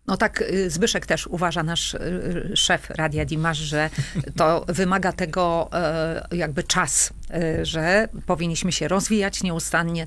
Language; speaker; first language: Polish; native; Polish